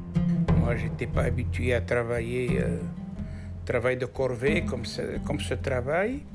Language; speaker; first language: French; non-native, local second language; Arabic